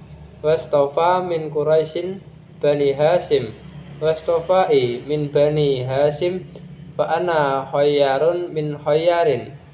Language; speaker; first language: Arabic; non-native, learner; Indonesian